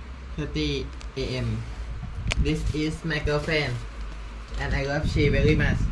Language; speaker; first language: English; non-native, learner; Thai